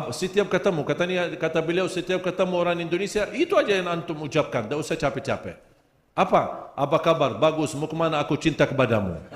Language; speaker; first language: Malay; non-native, fluent; Arabic